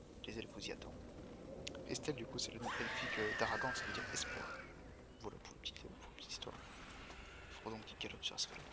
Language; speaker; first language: French; native; French